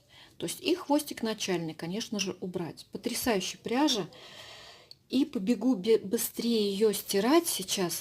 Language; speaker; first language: Russian; native; Russian